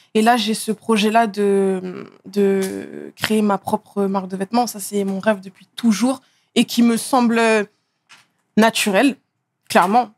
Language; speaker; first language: French; native; French